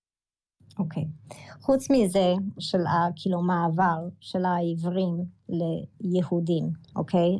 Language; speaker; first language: Hebrew; early bilingual, other home language; English